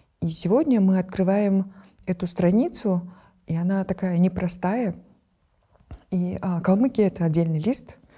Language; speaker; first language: Russian; non-native, local second language; Kyrgyz